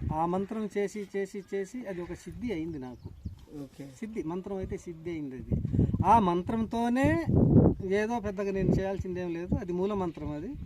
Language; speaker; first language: Telugu; non-native, local second language; Lambadi